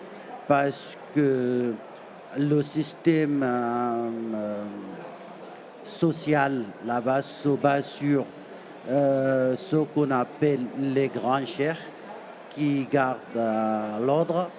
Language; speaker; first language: French; non-native, fluent; Arabic